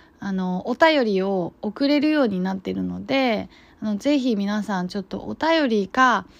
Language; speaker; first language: Japanese; non-native, fluent; Chinese